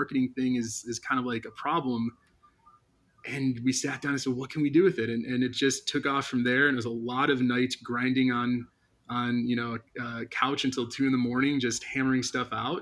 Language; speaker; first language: English; native; English